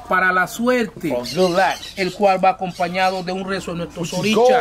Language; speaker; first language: Spanish; native; Spanish